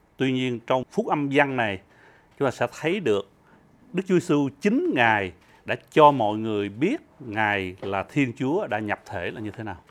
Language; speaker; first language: Vietnamese; early bilingual, heritage; Vietnamese